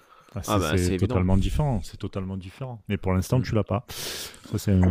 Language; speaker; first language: French; native; French